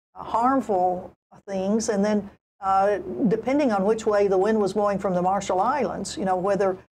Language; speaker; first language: English; native; English